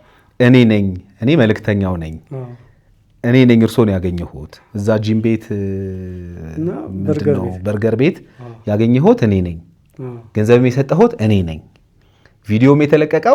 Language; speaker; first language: Amharic; native; Amharic